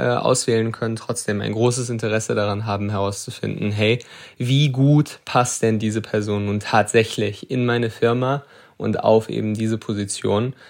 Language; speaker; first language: German; native; German